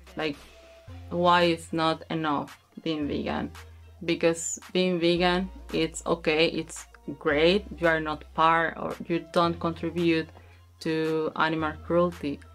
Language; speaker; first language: English; non-native, learner; Spanish